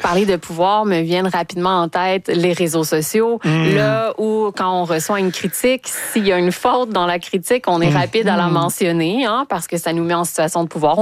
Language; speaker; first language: French; native; French